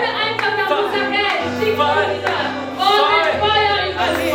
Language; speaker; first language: German; non-native, learner; French